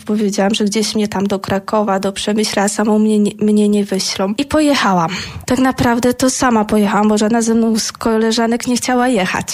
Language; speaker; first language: Polish; native; Polish